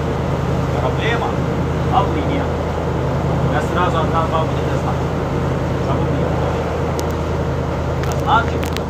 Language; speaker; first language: Russian; non-native, learner; Arabic